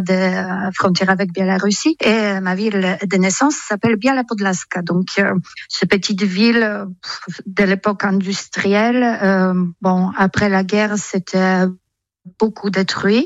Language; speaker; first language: French; non-native, fluent; Polish